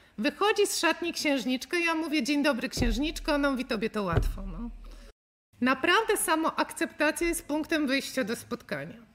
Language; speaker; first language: Polish; native; Polish